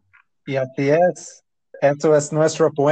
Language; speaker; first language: Spanish; non-native, learner; English